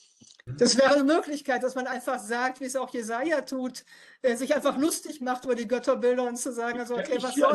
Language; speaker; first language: German; native; German